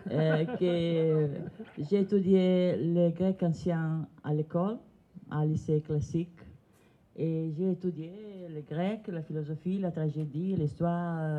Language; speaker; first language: French; non-native, learner; Italian